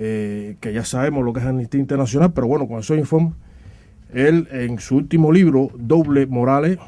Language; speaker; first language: Spanish; native; Spanish